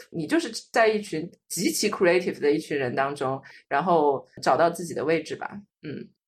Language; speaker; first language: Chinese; native; Chinese